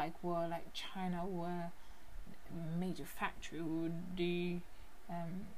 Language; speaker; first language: English; non-native, fluent; Haitian Creole